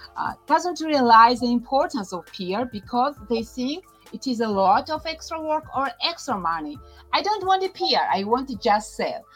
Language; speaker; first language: English; non-native, fluent; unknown